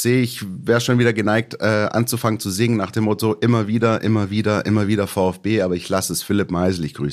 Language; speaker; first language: German; native; German